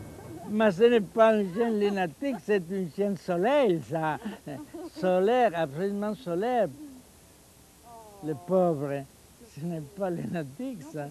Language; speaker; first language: French; non-native, fluent; Spanish